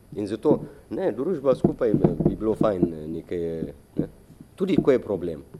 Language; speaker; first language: Slovenian; non-native, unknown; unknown